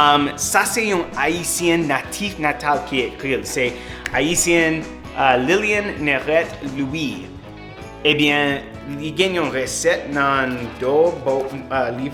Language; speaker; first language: Haitian Creole; non-native, learner; English